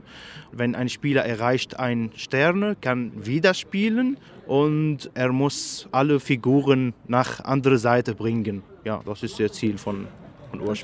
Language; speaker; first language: German; non-native, learner; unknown